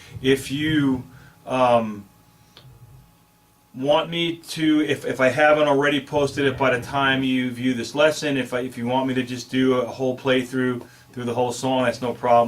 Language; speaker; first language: English; native; English